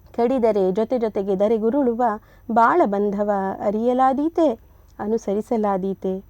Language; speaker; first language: Kannada; native; Kannada